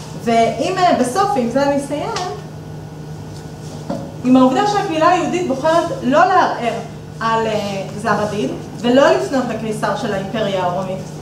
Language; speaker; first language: Hebrew; native; Hebrew